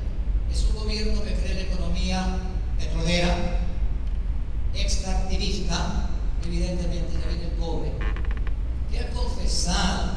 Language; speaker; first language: Spanish; native; Spanish